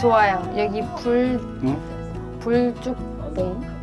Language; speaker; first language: Korean; non-native, learner; Greek